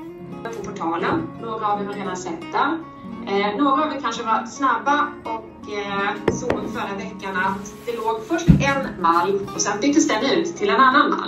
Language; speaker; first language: Swedish; native; Swedish